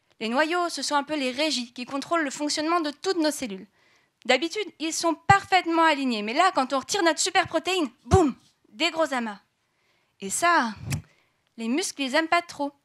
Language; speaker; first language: French; native; French